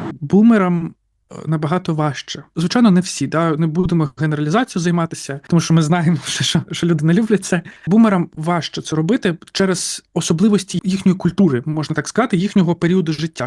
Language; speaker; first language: Ukrainian; native; Ukrainian